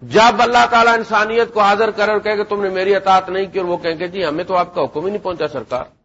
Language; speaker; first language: Urdu; non-native, local second language; Punjabi